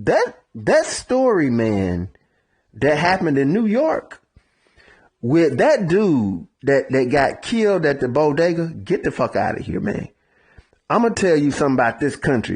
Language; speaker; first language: English; native; English